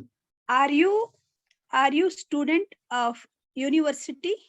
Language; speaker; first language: English; non-native, learner; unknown